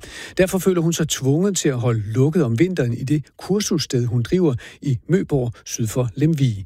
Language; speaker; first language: Danish; native; Danish